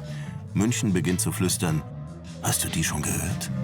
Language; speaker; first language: German; native; German